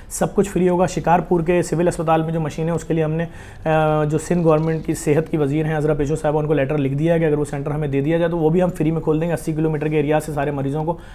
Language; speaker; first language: Urdu; native; Urdu